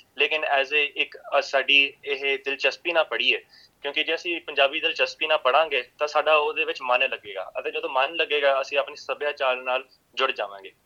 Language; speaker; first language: Punjabi; early bilingual, heritage; Punjabi